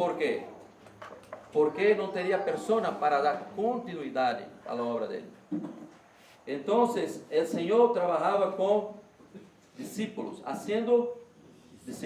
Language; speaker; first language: Spanish; non-native, learner; Portuguese